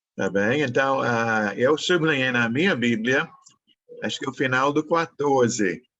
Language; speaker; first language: Portuguese; non-native, fluent; English